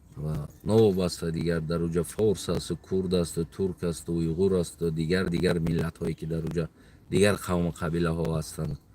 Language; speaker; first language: Tajik; non-native, local second language; Uzbek